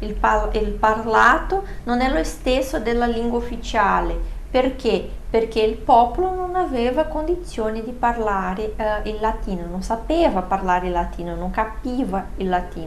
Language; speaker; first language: Italian; non-native, fluent; Portuguese